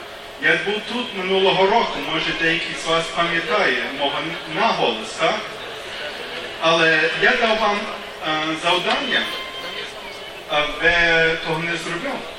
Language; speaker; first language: Ukrainian; non-native, learner; English